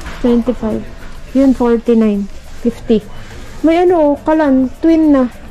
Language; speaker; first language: Filipino; native; Filipino